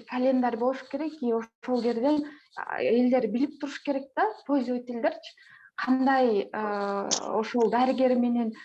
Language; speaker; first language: Kyrgyz; native; Kyrgyz